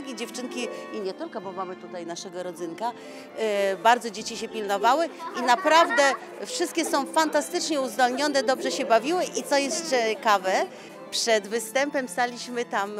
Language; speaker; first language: Polish; native; Polish